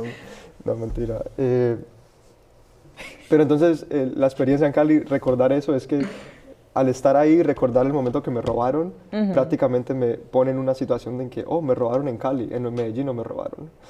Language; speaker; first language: Spanish; early bilingual, heritage; Spanish